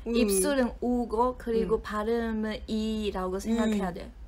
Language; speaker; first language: Korean; non-native, fluent; Chinese